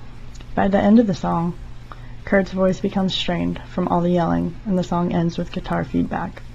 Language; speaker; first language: English; native; English